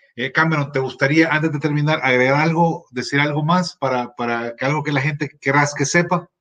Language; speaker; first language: Spanish; native; Spanish